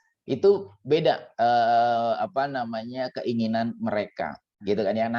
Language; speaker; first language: Indonesian; native; Indonesian